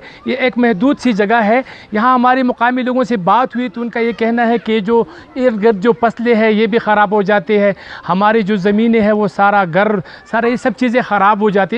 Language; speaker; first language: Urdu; non-native, local second language; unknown